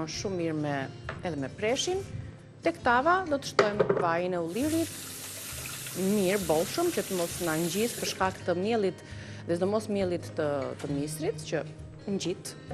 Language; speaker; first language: Albanian; native; Albanian